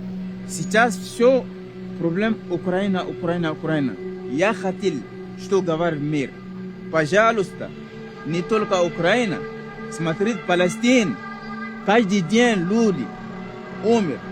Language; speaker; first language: Russian; non-native, learner; Arabic